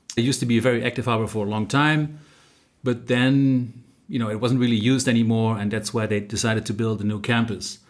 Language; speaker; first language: English; non-native, fluent; Dutch